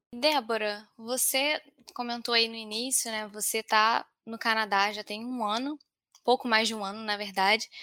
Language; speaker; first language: Portuguese; native; Portuguese